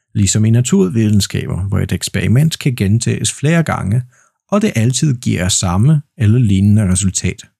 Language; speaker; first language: Danish; non-native, fluent; Polish